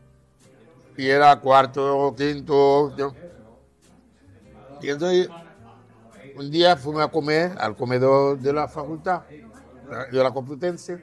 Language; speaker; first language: Spanish; non-native, fluent; Haitian Creole